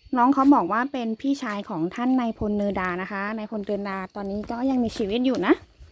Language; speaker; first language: Thai; non-native, local second language; Karen languages